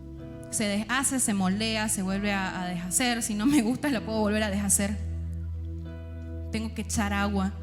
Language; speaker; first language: Spanish; native; Spanish